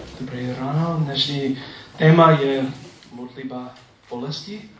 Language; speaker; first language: Czech; non-native, learner; English